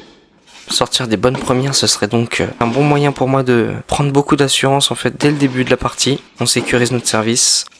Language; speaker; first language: French; native; French